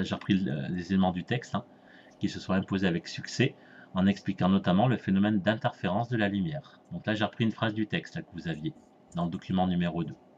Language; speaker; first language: French; native; French